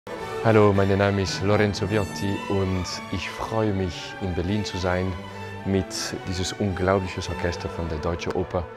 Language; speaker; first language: German; non-native, local second language; French